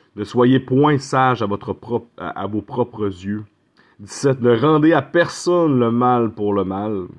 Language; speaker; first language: French; native; French